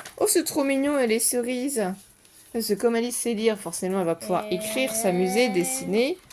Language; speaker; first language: French; native; French